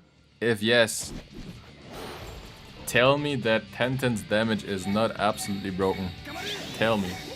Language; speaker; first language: English; non-native, fluent; German